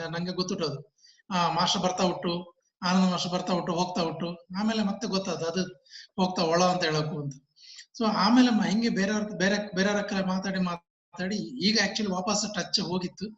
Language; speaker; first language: Kannada; non-native, local second language; Tulu